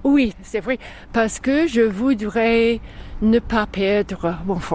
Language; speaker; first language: French; non-native, fluent; English